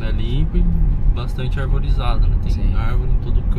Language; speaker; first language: Portuguese; native; Portuguese